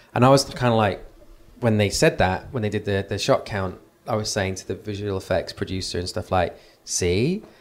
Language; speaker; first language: English; native; English